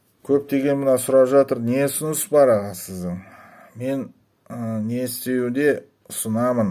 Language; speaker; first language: Kazakh; non-native, local second language; Russian